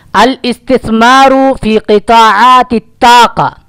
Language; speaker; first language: Arabic; non-native, fluent; Urdu